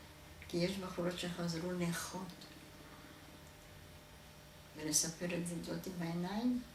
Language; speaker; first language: Hebrew; non-native, fluent; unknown